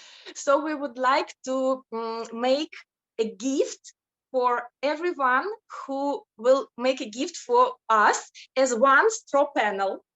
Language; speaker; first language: English; non-native, fluent; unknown